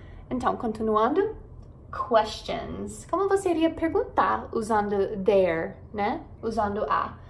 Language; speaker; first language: Portuguese; non-native, fluent; English